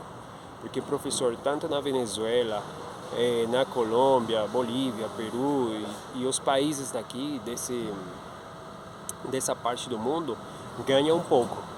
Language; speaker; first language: Portuguese; non-native, fluent; Spanish